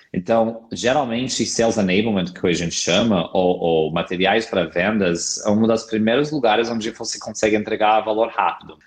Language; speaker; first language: Portuguese; non-native, fluent; English